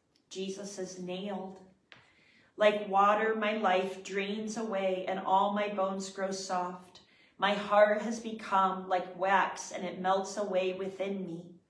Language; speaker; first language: English; native; English